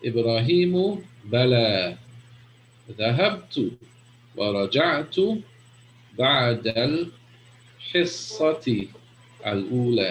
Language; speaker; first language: Arabic; non-native, fluent; English